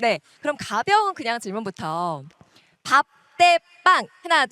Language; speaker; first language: Korean; native; Korean